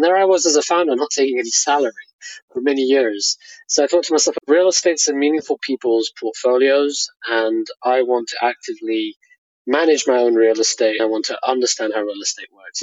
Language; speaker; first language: English; native; English